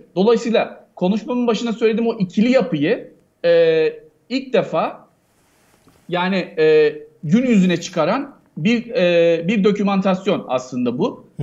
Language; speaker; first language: Turkish; native; Turkish